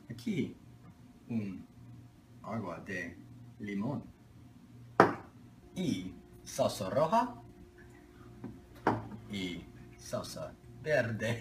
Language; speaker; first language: Spanish; non-native, learner; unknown